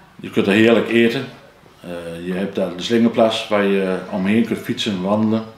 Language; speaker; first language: Dutch; native; Dutch